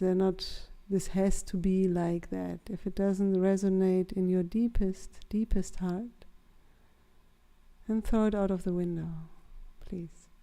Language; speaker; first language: English; non-native, fluent; German